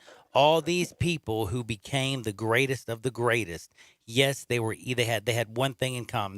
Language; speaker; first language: English; native; English